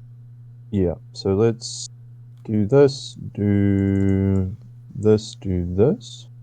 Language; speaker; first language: English; native; English